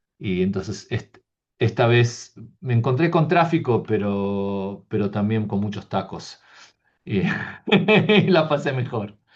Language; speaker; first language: Spanish; early bilingual, heritage; Spanish